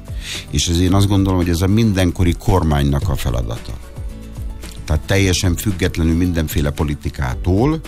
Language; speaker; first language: Hungarian; native; Hungarian